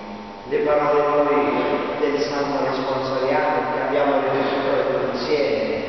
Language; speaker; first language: Italian; native; Italian